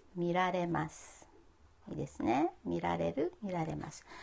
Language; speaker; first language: Japanese; native; Japanese